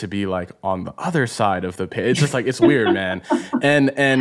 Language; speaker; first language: English; early bilingual, other home language; Igbo